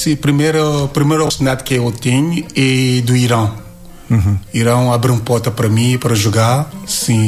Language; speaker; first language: Portuguese; non-native, learner; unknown